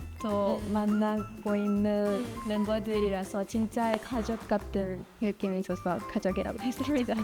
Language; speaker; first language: Korean; non-native, learner; Japanese